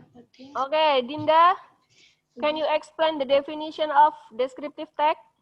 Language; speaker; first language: English; non-native, fluent; Indonesian